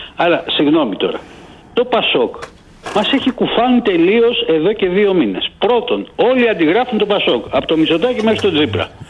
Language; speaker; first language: Greek; native; Greek